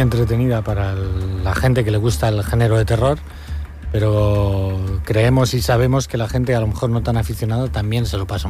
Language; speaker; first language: Catalan; non-native, local second language; Spanish